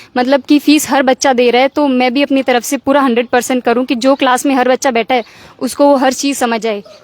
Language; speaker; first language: Hindi; native; Hindi